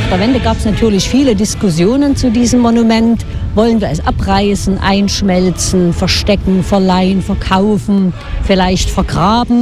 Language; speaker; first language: German; native; German